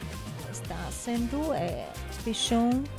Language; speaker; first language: Spanish; non-native, learner; Portuguese